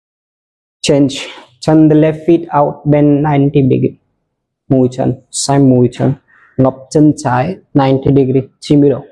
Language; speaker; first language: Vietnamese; non-native, learner; Hindi